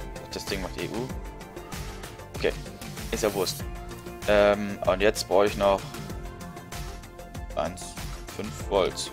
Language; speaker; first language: German; native; German